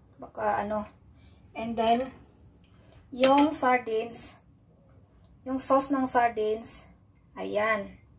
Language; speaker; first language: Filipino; non-native, local second language; Cebuano